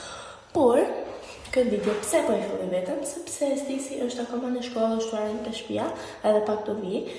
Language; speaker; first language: Albanian; early bilingual, heritage; Albanian